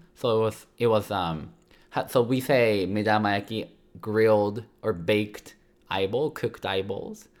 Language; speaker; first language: English; non-native, fluent; Japanese